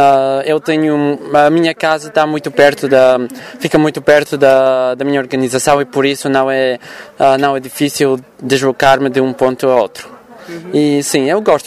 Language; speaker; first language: Portuguese; non-native, fluent; Bulgarian